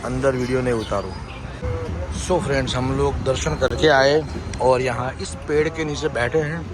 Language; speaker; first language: Hindi; non-native, local second language; Gujarati